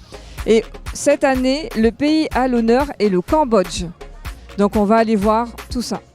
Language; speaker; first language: French; native; French